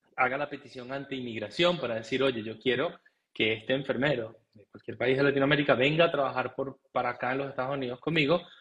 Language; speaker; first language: Spanish; native; Spanish